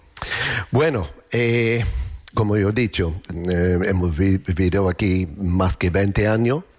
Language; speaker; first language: Spanish; non-native, learner; English